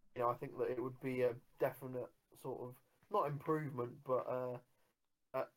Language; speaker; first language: English; native; English